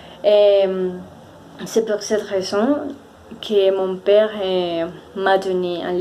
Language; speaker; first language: French; non-native, fluent; Spanish